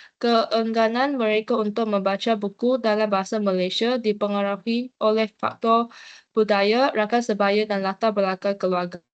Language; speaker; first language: Malay; non-native, local second language; Chinese